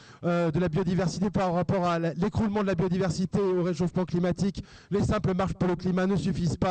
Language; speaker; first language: French; native; French